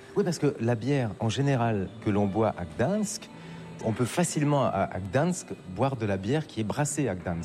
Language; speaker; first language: French; native; French